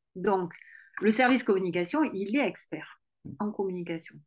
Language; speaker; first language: French; native; French